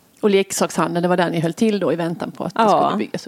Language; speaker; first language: Swedish; native; Swedish